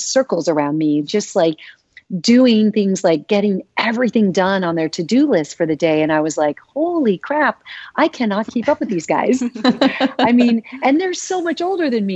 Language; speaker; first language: English; native; English